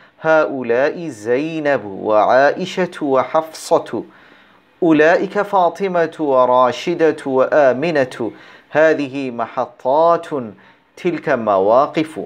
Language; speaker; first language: Arabic; non-native, fluent; Bangla